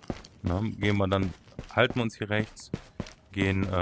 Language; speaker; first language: German; native; German